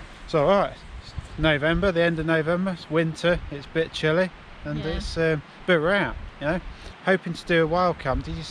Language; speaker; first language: English; native; English